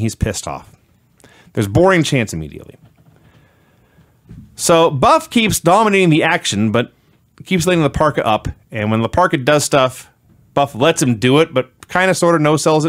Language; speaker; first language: English; native; English